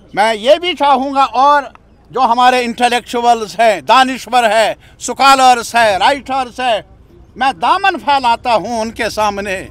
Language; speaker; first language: Urdu; native; Urdu